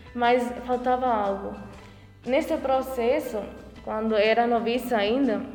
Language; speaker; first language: Portuguese; non-native, fluent; Spanish